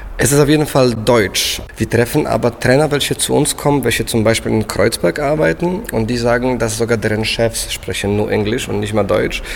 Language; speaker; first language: German; non-native, fluent; Polish